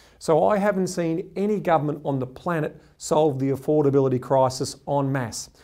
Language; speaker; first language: English; native; English